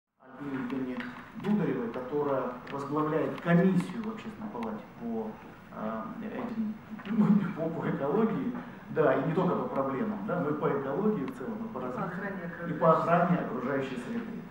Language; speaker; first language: Russian; native; Russian